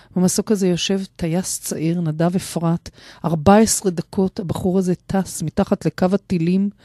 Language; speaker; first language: Hebrew; native; Hebrew